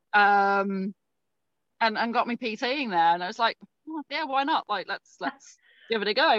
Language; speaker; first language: English; native; English